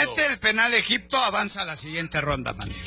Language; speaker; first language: Spanish; native; Spanish